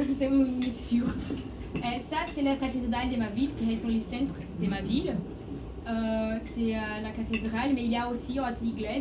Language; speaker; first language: French; non-native, learner; Portuguese